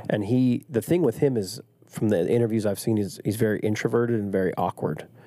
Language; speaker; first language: English; native; English